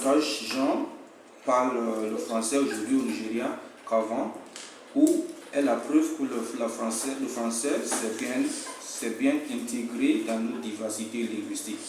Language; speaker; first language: French; non-native, fluent; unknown